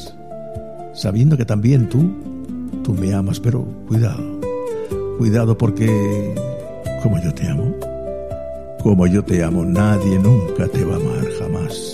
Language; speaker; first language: Spanish; native; Spanish